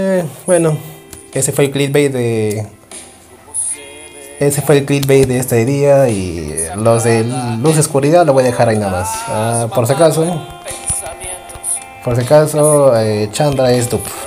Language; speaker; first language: Spanish; native; Spanish